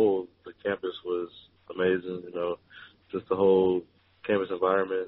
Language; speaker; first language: English; native; English